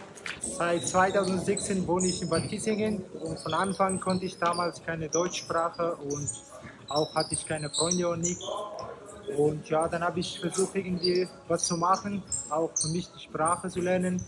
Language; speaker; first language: German; non-native, fluent; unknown